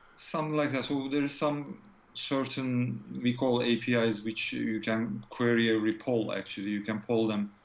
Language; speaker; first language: English; non-native, fluent; Turkish